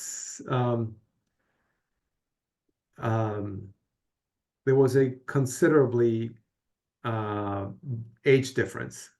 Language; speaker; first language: English; non-native, fluent; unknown